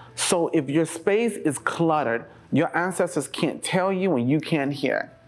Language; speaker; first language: English; native; English